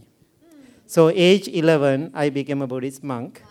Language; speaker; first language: English; non-native, local second language; Sinhala